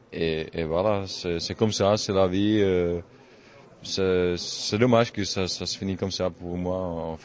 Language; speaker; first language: French; non-native, fluent; Czech